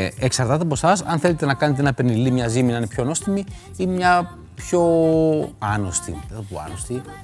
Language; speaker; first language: Greek; non-native, fluent; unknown